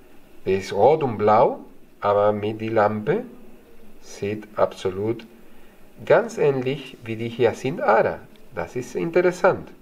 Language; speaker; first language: German; non-native, fluent; Spanish